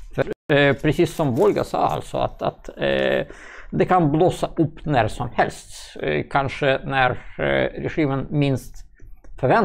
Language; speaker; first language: Swedish; non-native, fluent; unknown